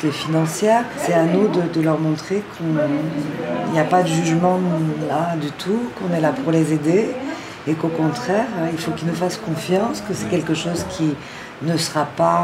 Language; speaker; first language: French; native; French